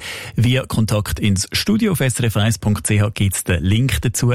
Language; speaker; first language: German; native; German